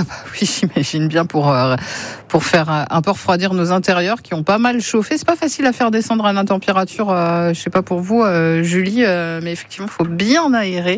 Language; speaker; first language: French; native; French